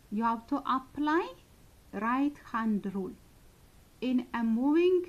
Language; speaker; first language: English; non-native, local second language; Amharic